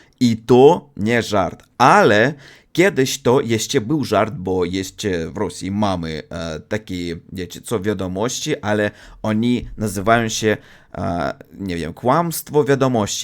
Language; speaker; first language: Polish; non-native, fluent; Russian